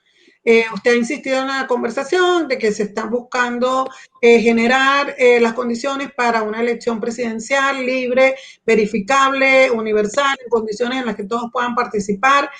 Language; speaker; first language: Spanish; native; Spanish